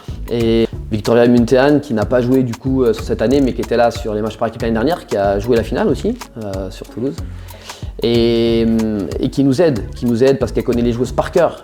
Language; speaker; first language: French; native; French